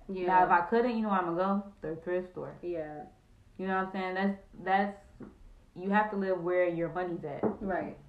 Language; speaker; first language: English; native; English